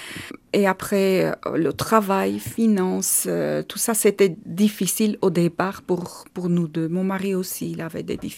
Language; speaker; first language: French; non-native, learner; Armenian